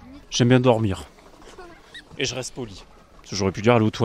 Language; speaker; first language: French; native; French